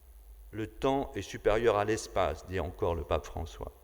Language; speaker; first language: French; native; French